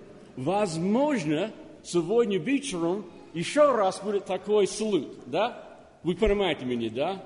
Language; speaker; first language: Russian; non-native, learner; English